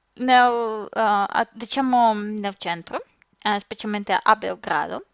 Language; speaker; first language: Italian; non-native, fluent; Serbian